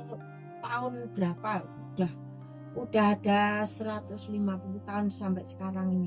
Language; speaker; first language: Indonesian; non-native, local second language; Javanese